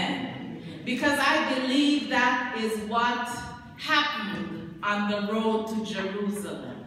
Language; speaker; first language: English; native; English